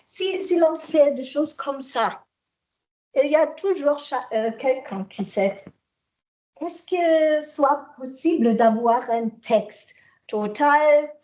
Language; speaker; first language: French; non-native, fluent; German